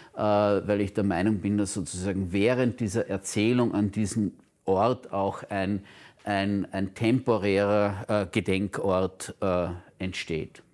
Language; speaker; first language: German; non-native, local second language; Turkish